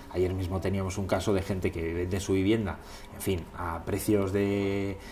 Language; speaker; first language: Spanish; native; Spanish